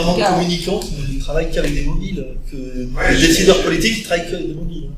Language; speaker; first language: French; native; French